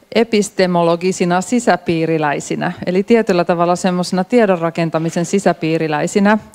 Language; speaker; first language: Finnish; native; Finnish